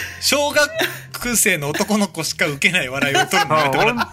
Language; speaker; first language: Japanese; native; Japanese